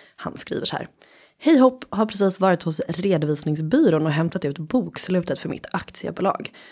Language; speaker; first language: Swedish; native; Swedish